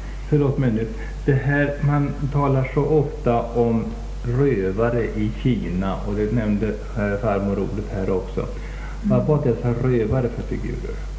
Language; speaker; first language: Swedish; native; Swedish